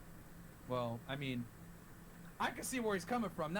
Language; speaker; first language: English; native; English